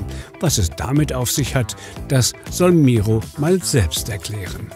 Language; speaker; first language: German; native; German